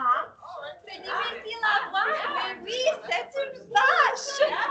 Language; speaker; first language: French; non-native, learner; English